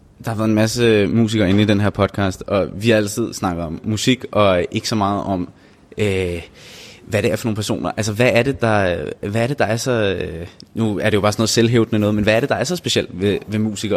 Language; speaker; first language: Danish; native; Danish